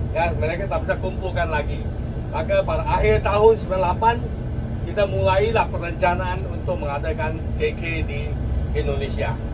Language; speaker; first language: Malay; non-native, local second language; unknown